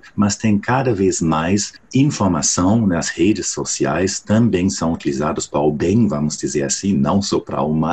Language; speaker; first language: Portuguese; non-native, fluent; German